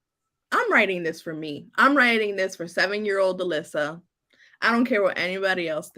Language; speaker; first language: English; native; English